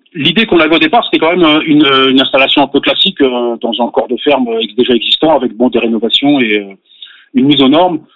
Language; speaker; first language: French; native; French